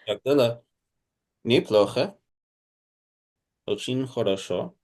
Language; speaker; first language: Russian; non-native, learner; English